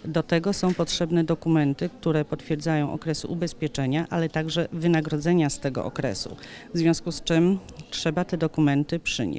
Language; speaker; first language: Polish; native; Polish